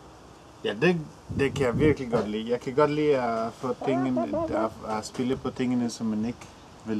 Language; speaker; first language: Danish; non-native, fluent; Spanish